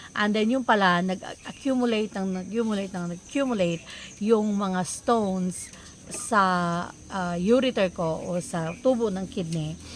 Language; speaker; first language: Filipino; non-native, local second language; Iloko